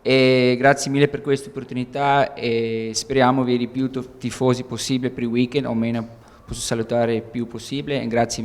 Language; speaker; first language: Italian; non-native, learner; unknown